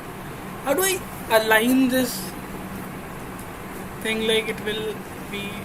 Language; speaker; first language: English; non-native, local second language; Hindi